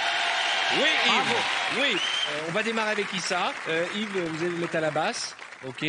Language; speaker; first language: French; native; French